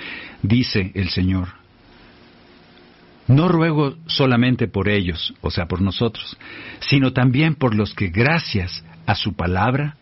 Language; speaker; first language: Spanish; native; Spanish